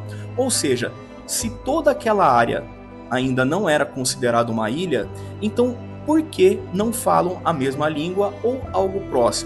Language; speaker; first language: Portuguese; native; Portuguese